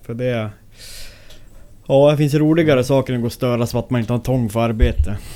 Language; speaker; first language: Swedish; native; Swedish